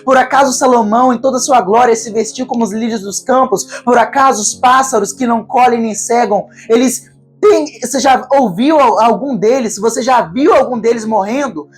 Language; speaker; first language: Portuguese; native; Portuguese